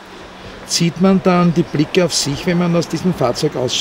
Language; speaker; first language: German; native; German